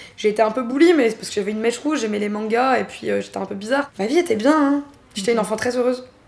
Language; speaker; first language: French; native; French